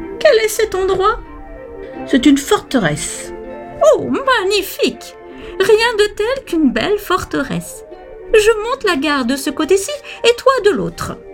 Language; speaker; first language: French; native; French